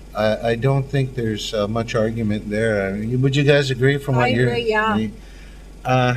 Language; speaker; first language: English; native; English